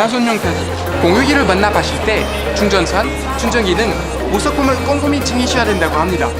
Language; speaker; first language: Korean; native; Korean